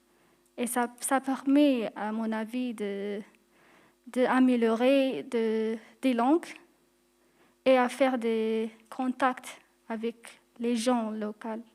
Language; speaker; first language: French; non-native, fluent; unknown